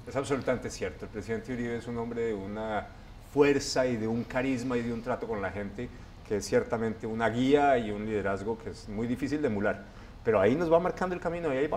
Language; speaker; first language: Spanish; native; Spanish